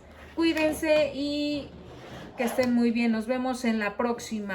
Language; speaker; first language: Spanish; native; Spanish